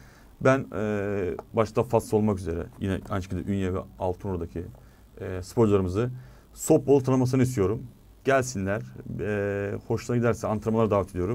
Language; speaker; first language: Turkish; native; Turkish